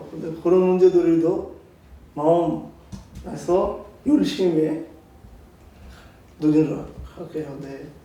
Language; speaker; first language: Korean; non-native, learner; Bangla